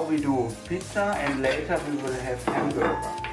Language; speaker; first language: English; non-native, fluent; German